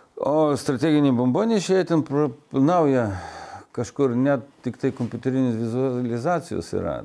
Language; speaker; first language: Lithuanian; non-native, local second language; Russian